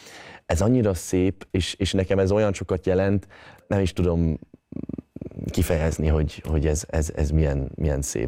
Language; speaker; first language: Hungarian; early bilingual, other home language; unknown